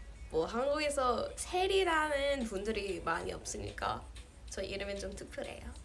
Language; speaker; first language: Korean; non-native, fluent; English